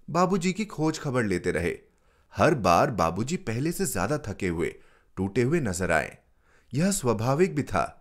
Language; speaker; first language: Hindi; native; Hindi